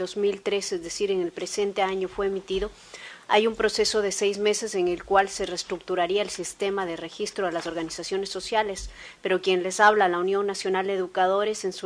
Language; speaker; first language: Spanish; native; Spanish